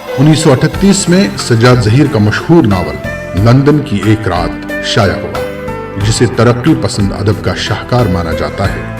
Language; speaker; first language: Urdu; native; Urdu